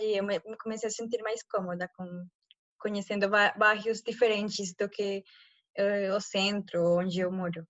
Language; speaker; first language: Portuguese; non-native, fluent; Spanish